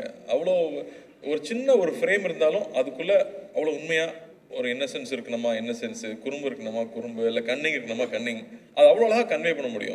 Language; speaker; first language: Tamil; native; Tamil